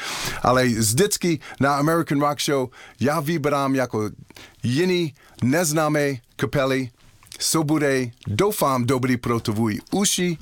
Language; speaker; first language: Czech; non-native, learner; English